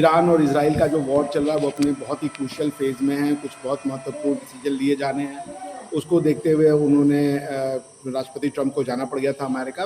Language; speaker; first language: Hindi; native; Hindi